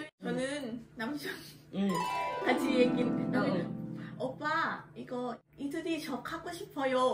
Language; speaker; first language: Korean; non-native, learner; Thai